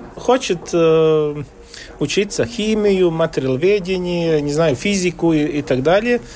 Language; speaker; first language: Russian; non-native, local second language; Latvian